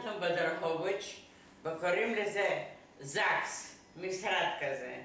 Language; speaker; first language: Hebrew; non-native, fluent; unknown